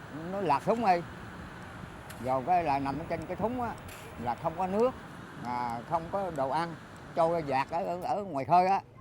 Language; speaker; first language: Vietnamese; native; Vietnamese